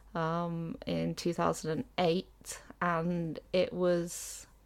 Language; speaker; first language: English; native; English